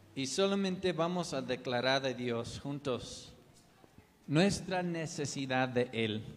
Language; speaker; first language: Spanish; non-native, fluent; English